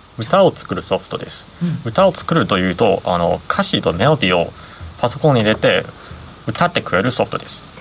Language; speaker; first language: Japanese; non-native, fluent; Chinese